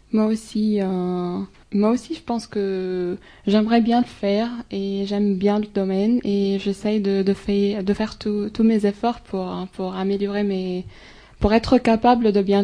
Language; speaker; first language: French; non-native, fluent; Arabic